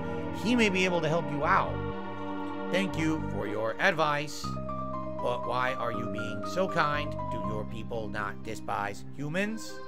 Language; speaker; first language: English; native; English